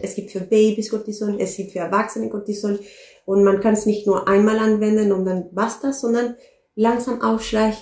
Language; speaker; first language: German; non-native, fluent; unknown